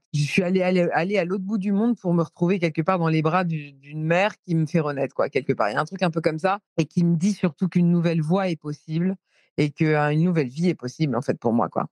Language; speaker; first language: French; native; French